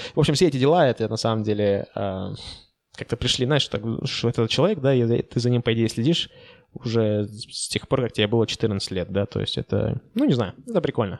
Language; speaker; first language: Russian; native; Russian